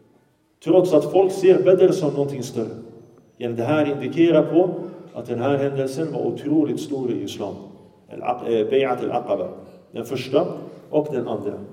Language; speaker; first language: Swedish; early bilingual, other home language; Arabic